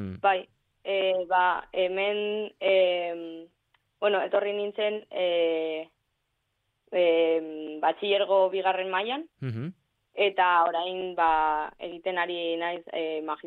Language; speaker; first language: Basque; non-native, local second language; Spanish